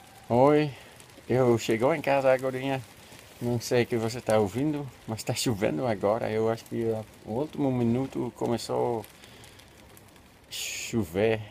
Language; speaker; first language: Portuguese; non-native, learner; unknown